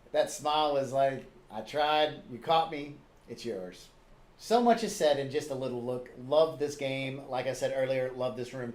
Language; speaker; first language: English; native; English